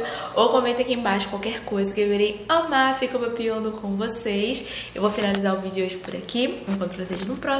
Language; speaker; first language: Portuguese; native; Portuguese